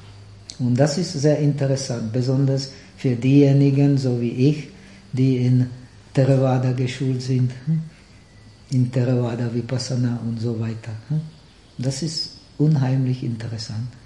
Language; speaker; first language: German; non-native, fluent; Czech